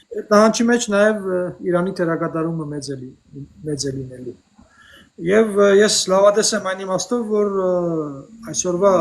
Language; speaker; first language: Armenian; early bilingual, heritage; Armenian